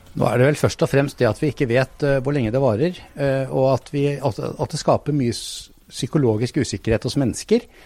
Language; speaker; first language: Norwegian; native; Norwegian